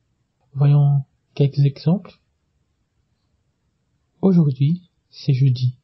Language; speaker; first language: French; non-native, fluent; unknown